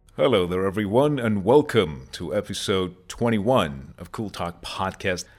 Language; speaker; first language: English; non-native, fluent; Persian